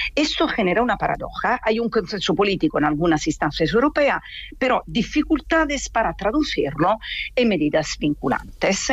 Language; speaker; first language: Spanish; non-native, fluent; Italian